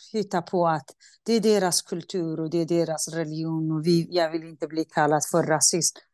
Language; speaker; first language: Swedish; non-native, fluent; Central Kurdish